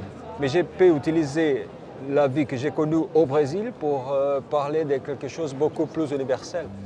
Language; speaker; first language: French; non-native, fluent; Portuguese